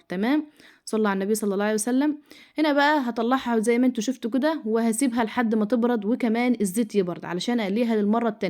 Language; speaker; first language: Arabic; native; Arabic